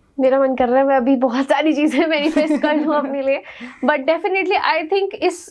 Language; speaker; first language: Hindi; native; Hindi